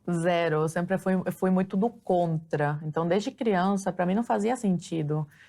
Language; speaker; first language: Portuguese; early bilingual, other home language; Spanish